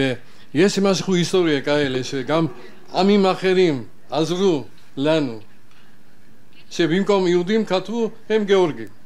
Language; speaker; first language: Hebrew; non-native, fluent; Georgian